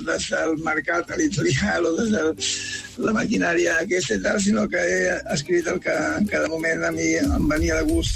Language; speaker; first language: Catalan; non-native, local second language; Spanish